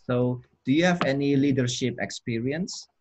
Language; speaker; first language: English; non-native, fluent; Indonesian